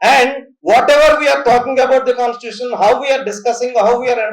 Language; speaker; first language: English; non-native, local second language; Telugu